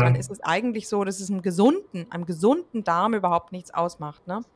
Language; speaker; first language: German; native; German